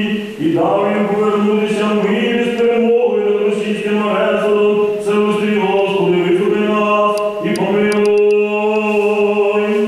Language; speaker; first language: Ukrainian; native; Ukrainian